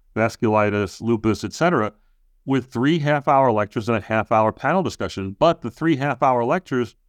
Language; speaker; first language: English; native; English